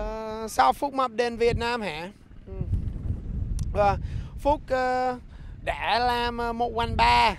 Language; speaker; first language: Vietnamese; non-native, learner; English